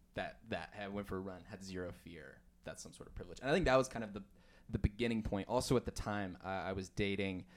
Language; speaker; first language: English; native; English